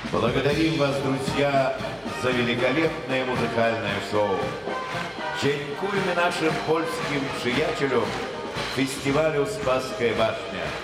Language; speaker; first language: Russian; native; Russian